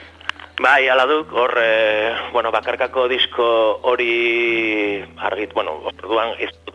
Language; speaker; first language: Basque; native; Basque